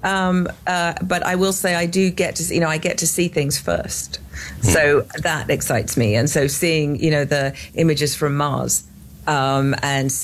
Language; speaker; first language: English; native; English